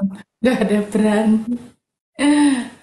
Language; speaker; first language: German; non-native, learner; Indonesian